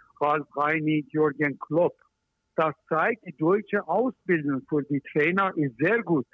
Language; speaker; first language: German; non-native, learner; Persian